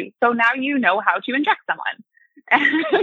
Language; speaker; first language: English; native; English